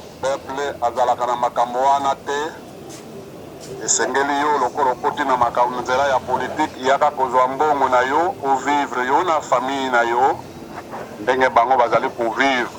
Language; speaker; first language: Lingala; native; Lingala